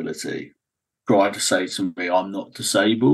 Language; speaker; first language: English; native; English